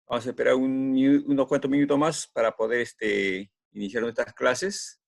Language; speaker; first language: Spanish; native; Spanish